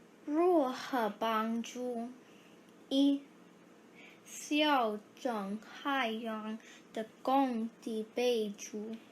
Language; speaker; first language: Chinese; non-native, learner; English